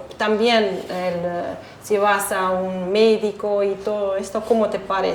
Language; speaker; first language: Spanish; non-native, fluent; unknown